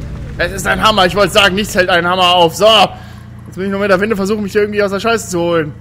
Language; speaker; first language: German; native; German